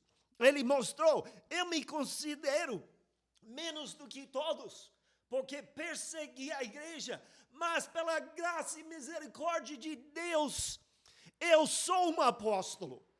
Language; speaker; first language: Portuguese; non-native, fluent; English